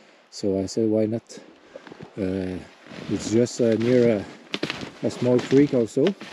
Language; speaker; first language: English; non-native, fluent; French